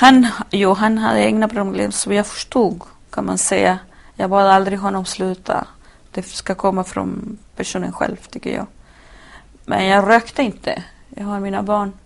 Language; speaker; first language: Swedish; non-native, fluent; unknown